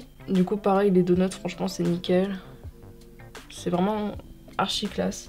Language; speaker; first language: French; native; French